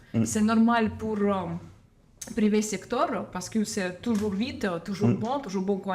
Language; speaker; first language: French; non-native, learner; Ukrainian